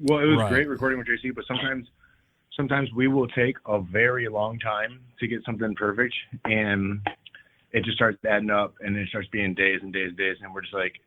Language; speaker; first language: English; native; English